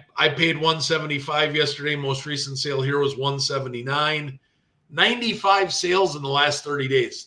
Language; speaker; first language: English; native; English